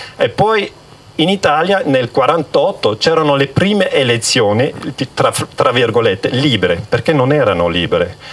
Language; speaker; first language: Italian; non-native, local second language; German